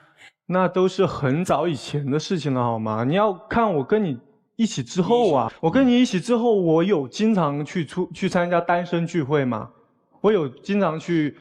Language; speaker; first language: Chinese; native; Chinese